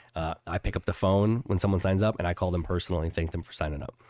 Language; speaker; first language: English; native; English